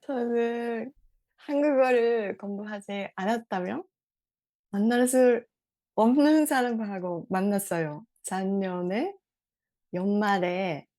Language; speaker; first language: Korean; non-native, fluent; Japanese